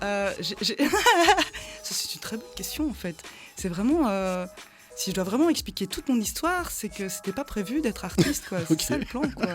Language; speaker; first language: French; early bilingual, other home language; Khmer